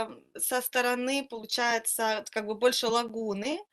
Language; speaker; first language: Russian; native; Russian